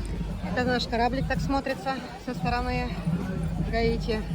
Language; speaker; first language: Russian; native; Russian